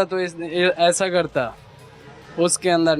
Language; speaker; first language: Hindi; non-native, local second language; Saraiki